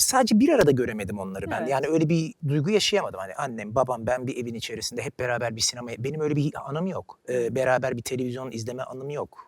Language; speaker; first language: Turkish; native; Turkish